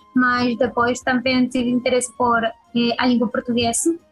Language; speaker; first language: Portuguese; non-native, learner; Spanish